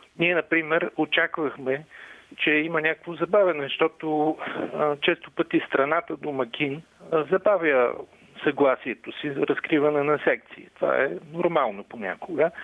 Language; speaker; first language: Bulgarian; native; Bulgarian